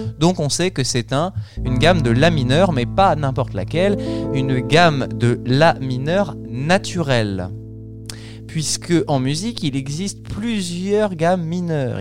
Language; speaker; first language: French; native; French